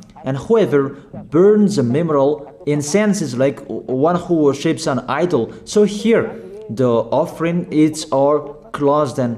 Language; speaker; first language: English; non-native, fluent; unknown